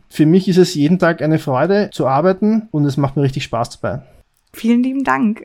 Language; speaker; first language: German; native; German